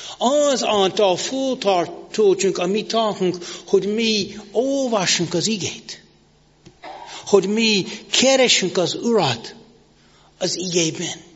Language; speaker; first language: Hungarian; non-native, fluent; English